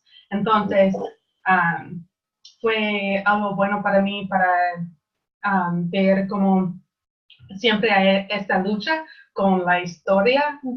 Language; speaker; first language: Spanish; non-native, learner; English